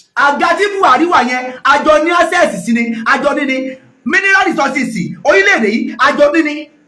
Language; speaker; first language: English; non-native, local second language; Yoruba